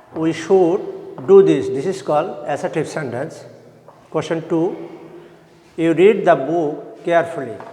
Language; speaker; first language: English; non-native, local second language; Bangla